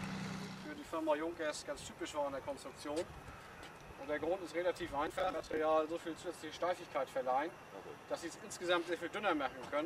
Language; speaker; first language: German; native; German